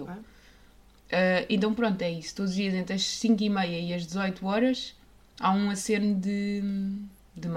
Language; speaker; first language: Portuguese; native; Portuguese